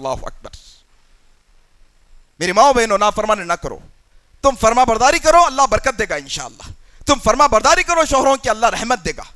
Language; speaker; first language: Urdu; native; Urdu